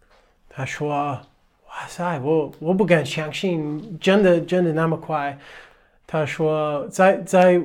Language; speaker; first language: Chinese; non-native, fluent; English